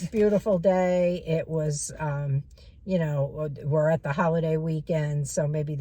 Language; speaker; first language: English; native; English